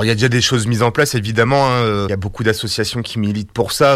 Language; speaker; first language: French; native; French